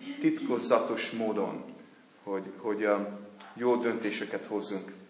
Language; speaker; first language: Hungarian; non-native, fluent; English